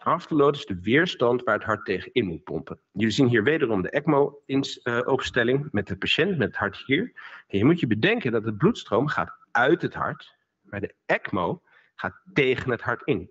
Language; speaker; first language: Dutch; native; Dutch